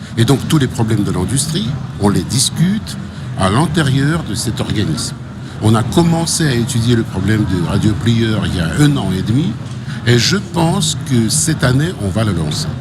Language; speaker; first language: French; non-native, fluent; Russian